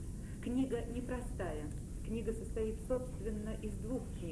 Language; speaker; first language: Russian; native; Russian